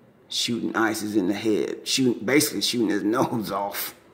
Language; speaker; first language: English; native; English